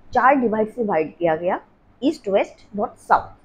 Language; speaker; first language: Hindi; non-native, local second language; Assamese